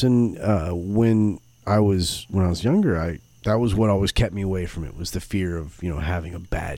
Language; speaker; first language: English; native; English